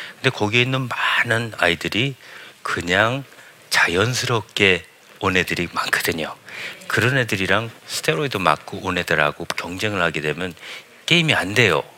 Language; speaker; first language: Korean; early bilingual, heritage; Korean